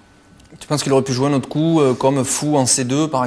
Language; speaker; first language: French; native; French